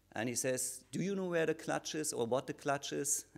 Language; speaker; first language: English; non-native, fluent; German